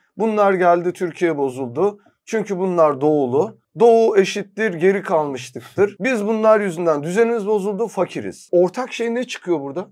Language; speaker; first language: Turkish; native; Turkish